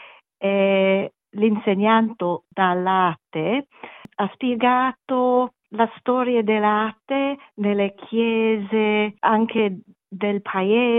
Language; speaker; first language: Italian; non-native, learner; German